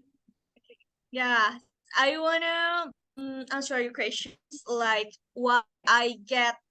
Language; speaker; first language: English; non-native, learner; Indonesian